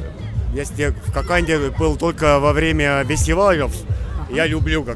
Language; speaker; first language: Russian; non-native, fluent; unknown